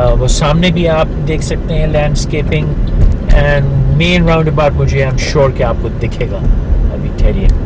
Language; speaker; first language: Urdu; native; Urdu